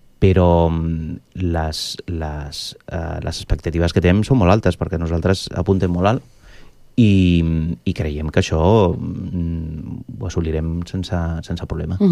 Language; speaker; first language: Catalan; non-native, local second language; Spanish